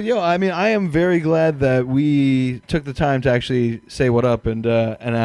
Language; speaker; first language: English; native; English